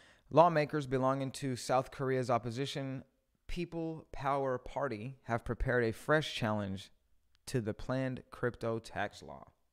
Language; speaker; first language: English; early bilingual, other home language; Spanish